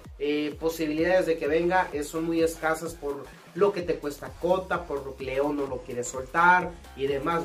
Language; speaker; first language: Spanish; native; Spanish